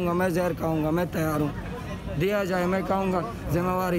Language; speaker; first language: Hindi; non-native, fluent; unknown